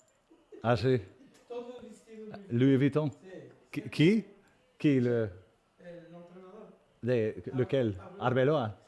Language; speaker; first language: French; non-native, fluent; English